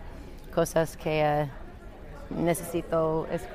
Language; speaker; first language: Spanish; non-native, learner; English